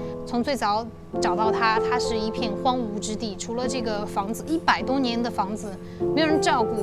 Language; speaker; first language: Chinese; native; Chinese